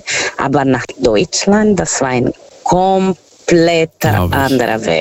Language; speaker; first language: German; non-native, fluent; Portuguese